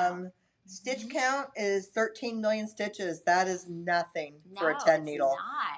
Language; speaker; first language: English; native; English